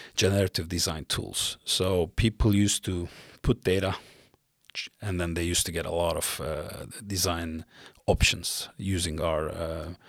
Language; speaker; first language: English; non-native, fluent; Turkish